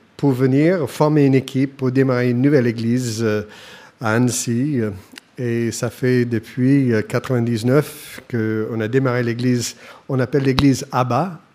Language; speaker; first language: French; non-native, fluent; English